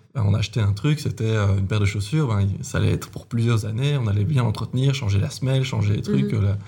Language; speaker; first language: French; native; French